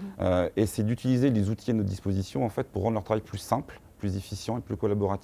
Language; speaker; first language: French; native; French